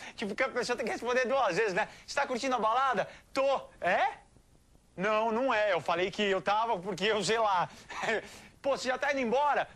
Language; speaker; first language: Portuguese; native; Portuguese